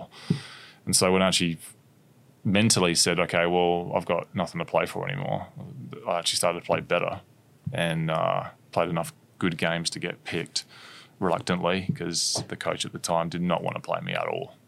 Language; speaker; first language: English; native; English